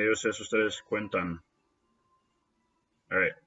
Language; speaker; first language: Spanish; non-native, fluent; English